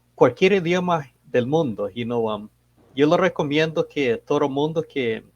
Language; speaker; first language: Spanish; early bilingual, heritage; Spanish